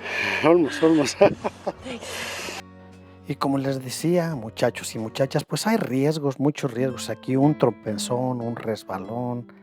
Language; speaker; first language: Spanish; native; Spanish